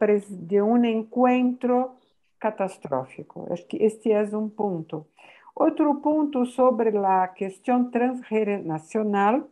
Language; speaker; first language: Spanish; non-native, fluent; Portuguese